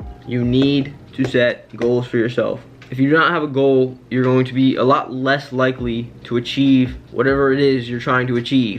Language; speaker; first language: English; native; English